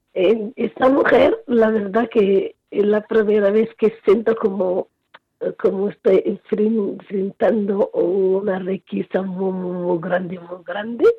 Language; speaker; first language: Spanish; non-native, fluent; Arabic